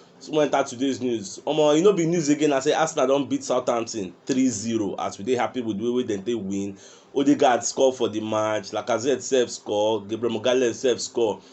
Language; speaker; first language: Nigerian Pidgin; non-native, local second language; Yoruba